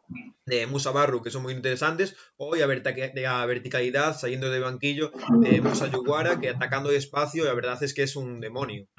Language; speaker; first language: Spanish; native; Spanish